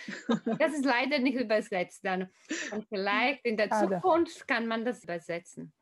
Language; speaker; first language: German; non-native, fluent; Slovak